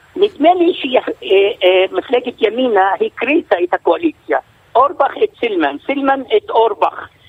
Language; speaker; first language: Hebrew; non-native, local second language; Arabic